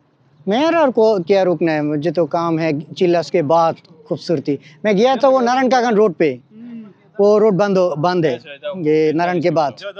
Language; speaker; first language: Hindi; non-native, fluent; Bangla